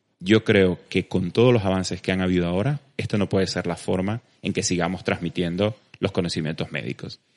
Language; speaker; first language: Spanish; native; Spanish